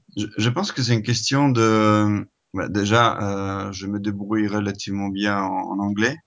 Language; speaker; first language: French; non-native, fluent; Italian